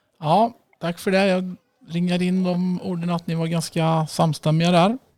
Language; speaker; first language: Swedish; native; Swedish